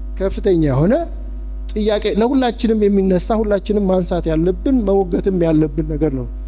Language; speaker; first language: Amharic; non-native, local second language; Oromo